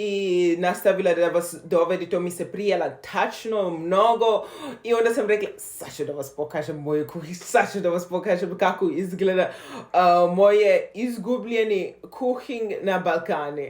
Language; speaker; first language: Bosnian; non-native, learner; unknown